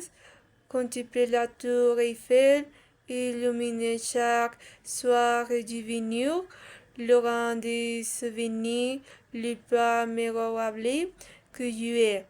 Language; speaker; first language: French; non-native, learner; Spanish